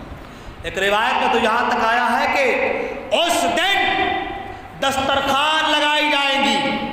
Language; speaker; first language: Urdu; native; Urdu